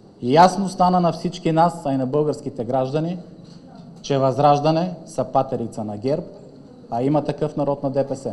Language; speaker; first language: Bulgarian; native; Bulgarian